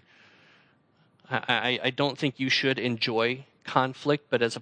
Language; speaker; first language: English; native; English